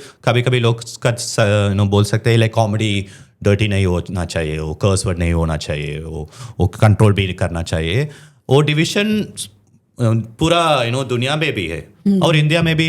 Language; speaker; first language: Hindi; non-native, local second language; Tamil